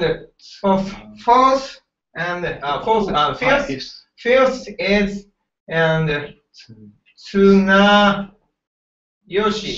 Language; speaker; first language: English; non-native, learner; Japanese